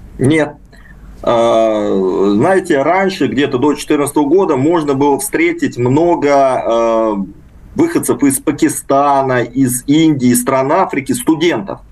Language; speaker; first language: Russian; native; Russian